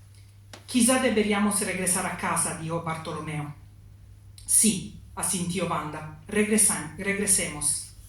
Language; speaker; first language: Spanish; non-native, learner; Italian